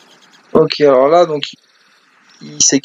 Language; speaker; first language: French; native; French